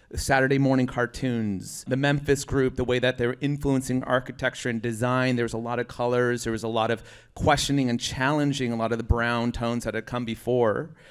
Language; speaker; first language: English; native; English